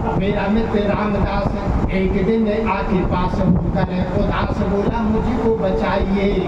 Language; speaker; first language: Hindi; native; Hindi